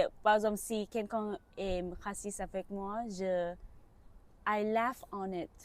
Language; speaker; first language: French; non-native, learner; Vietnamese